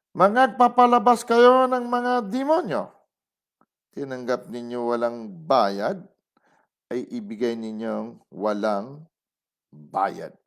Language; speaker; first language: Filipino; non-native, local second language; Cebuano